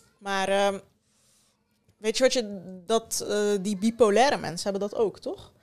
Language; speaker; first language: Dutch; early bilingual, other home language; Turkish